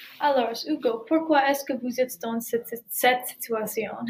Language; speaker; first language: French; non-native, learner; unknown